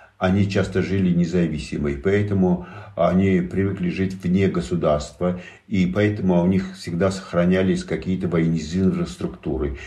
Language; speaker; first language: Russian; non-native, local second language; Tajik